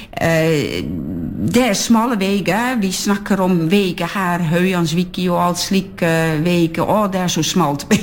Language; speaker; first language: Norwegian; non-native, fluent; Dutch